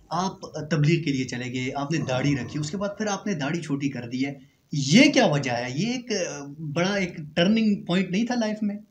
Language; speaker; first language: Urdu; non-native, local second language; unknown